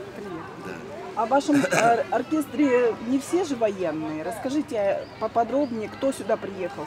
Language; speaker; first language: Russian; native; Russian